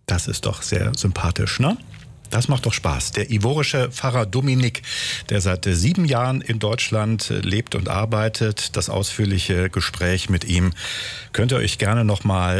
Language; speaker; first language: German; native; German